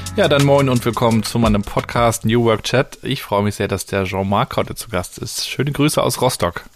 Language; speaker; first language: German; native; German